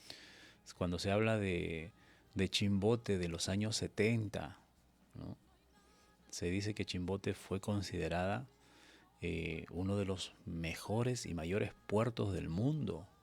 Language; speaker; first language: Spanish; native; Spanish